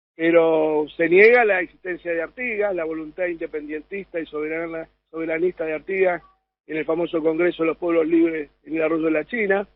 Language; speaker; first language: Spanish; native; Spanish